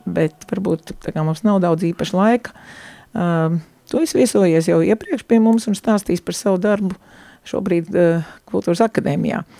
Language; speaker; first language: Latvian; native; Latvian